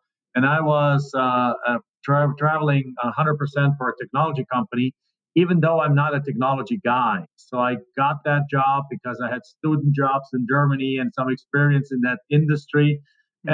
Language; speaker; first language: English; non-native, fluent; German